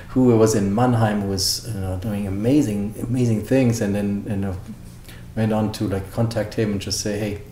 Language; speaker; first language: English; non-native, fluent; German